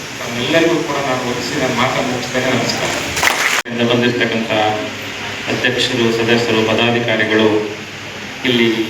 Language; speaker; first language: Kannada; native; Kannada